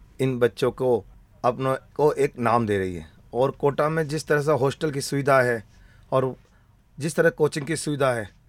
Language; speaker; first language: Hindi; native; Hindi